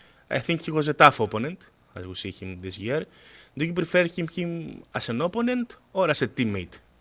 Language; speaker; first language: English; non-native, learner; Greek